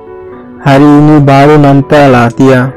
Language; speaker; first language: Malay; non-native, learner; Bangla